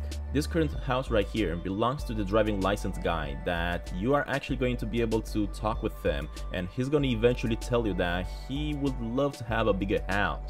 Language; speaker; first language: English; non-native, fluent; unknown